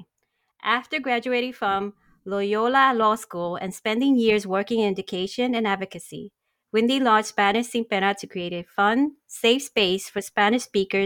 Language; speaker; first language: English; early bilingual, other home language; Spanish